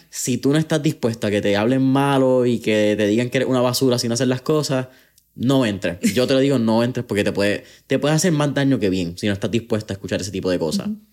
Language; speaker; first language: Spanish; native; Spanish